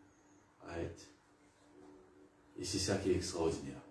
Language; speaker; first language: French; non-native, local second language; Morisyen